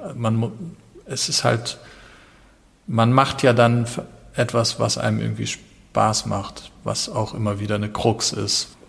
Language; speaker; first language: German; native; German